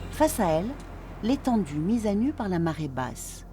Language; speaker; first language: French; native; French